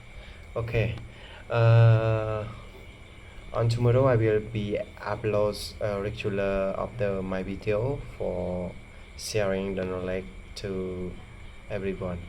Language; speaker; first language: English; non-native, learner; Khmer